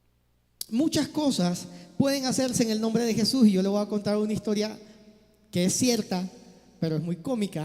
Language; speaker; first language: Spanish; native; Spanish